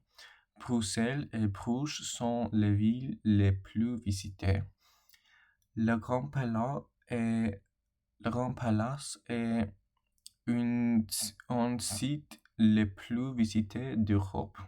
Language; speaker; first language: French; non-native, learner; English